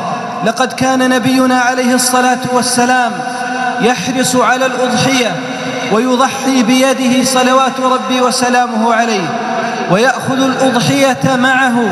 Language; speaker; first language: Arabic; native; Arabic